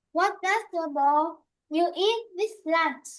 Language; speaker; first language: English; non-native, learner; Vietnamese